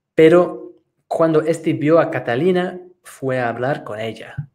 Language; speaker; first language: Spanish; non-native, fluent; English